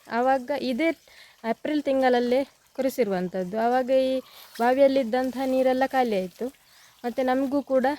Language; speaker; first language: Kannada; non-native, local second language; Tulu